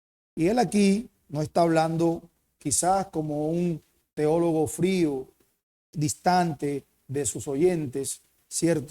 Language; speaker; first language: Spanish; native; Spanish